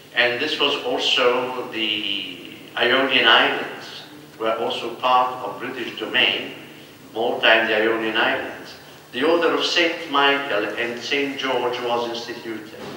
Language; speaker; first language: English; non-native, fluent; Maltese